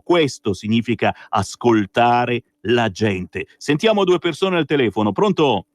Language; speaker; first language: Italian; native; Italian